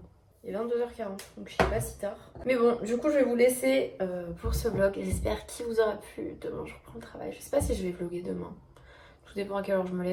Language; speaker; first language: French; native; French